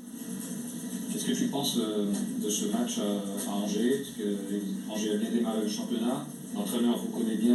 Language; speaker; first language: French; native; French